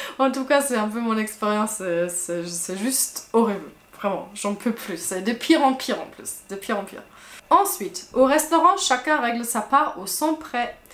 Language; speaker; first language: French; non-native, fluent; German